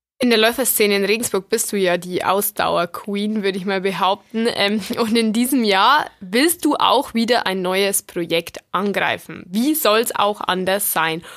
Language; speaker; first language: German; native; German